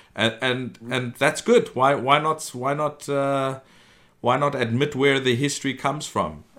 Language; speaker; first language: English; native; English